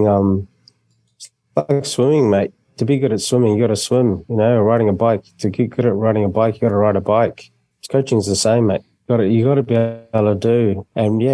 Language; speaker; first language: English; native; English